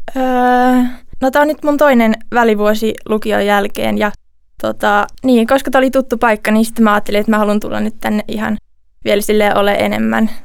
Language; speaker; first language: Finnish; native; Finnish